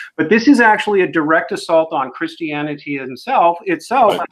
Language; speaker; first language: English; native; English